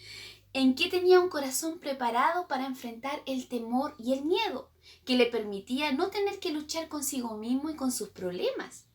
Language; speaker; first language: Spanish; native; Spanish